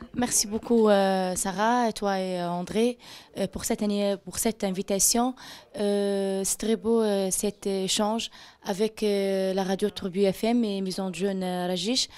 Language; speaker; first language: French; non-native, local second language; Arabic